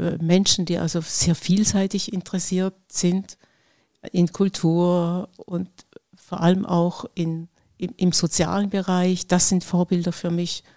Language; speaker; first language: German; native; German